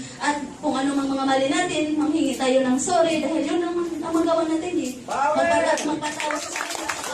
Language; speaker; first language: Filipino; non-native, local second language; Cebuano